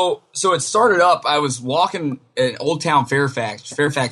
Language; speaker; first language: English; native; English